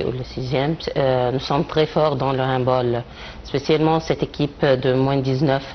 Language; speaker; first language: French; non-native, learner; Arabic